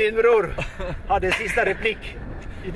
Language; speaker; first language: Swedish; non-native, fluent; Polish